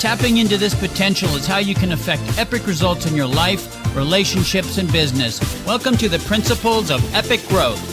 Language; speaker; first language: English; native; English